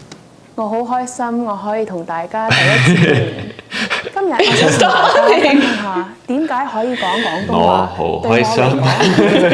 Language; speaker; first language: Cantonese; early bilingual, heritage; Cantonese